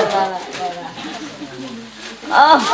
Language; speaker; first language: French; non-native, learner; Vietnamese